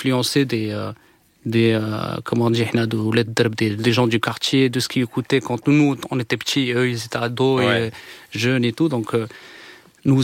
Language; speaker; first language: French; non-native, local second language; Arabic